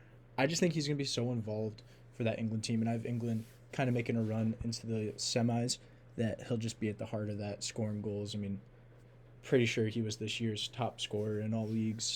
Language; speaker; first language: English; native; English